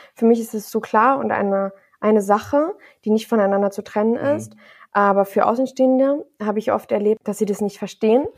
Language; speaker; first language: German; native; German